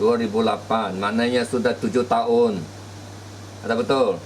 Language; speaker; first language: Malay; native; Malay